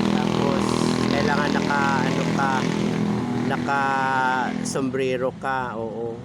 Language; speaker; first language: Filipino; non-native, local second language; Cebuano